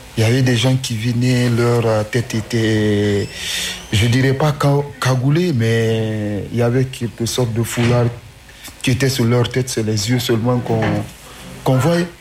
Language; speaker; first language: French; non-native, local second language; Susu